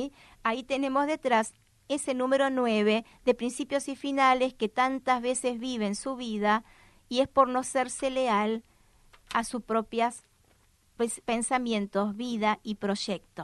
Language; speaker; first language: Spanish; native; Spanish